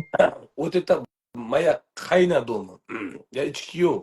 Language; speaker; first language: Russian; non-native, learner; Uzbek